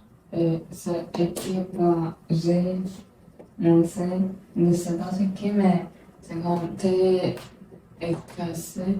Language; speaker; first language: French; non-native, learner; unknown